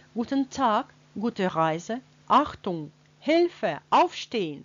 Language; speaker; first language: German; non-native, fluent; Russian